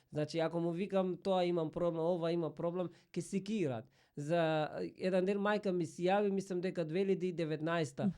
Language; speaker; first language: Macedonian; non-native, fluent; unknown